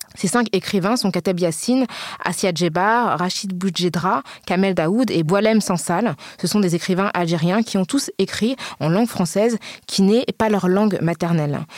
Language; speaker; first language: French; early bilingual, other home language; Wolof